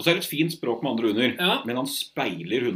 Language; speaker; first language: Norwegian; native; Norwegian